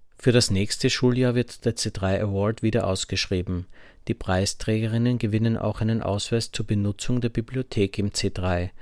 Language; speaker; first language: German; native; German